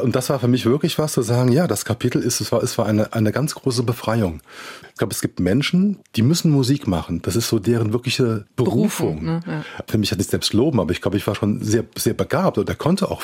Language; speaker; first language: German; native; German